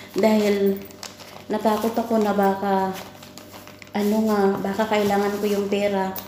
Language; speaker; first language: Filipino; non-native, local second language; Cebuano